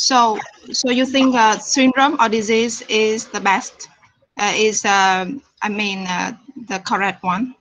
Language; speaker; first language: English; non-native, fluent; Vietnamese